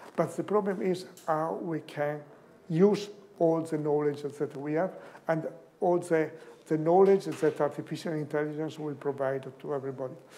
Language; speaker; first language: English; non-native, fluent; Italian